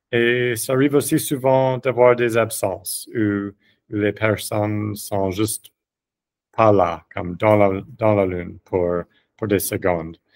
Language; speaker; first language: French; non-native, fluent; English